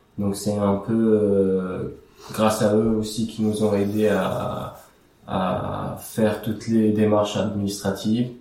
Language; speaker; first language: French; early bilingual, other home language; Assyrian Neo-Aramaic